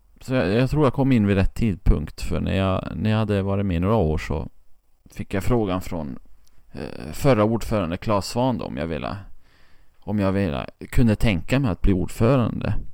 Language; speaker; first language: Swedish; native; Swedish